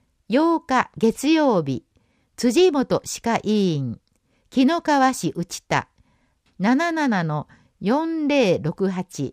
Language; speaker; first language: Japanese; native; Japanese